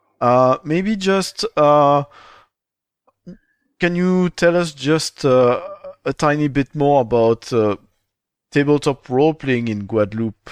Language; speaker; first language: English; non-native, fluent; French